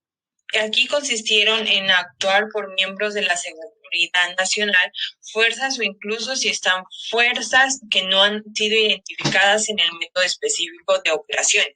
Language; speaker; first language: Spanish; native; Spanish